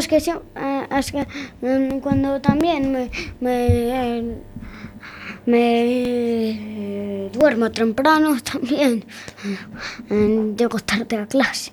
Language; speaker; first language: Spanish; early bilingual, other home language; Ukrainian